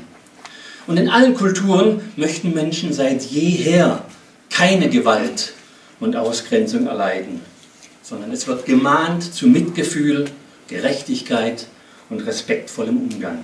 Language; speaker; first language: German; native; German